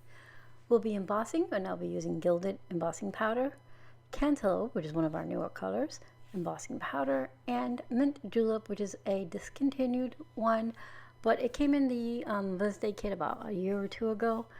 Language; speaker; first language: English; native; English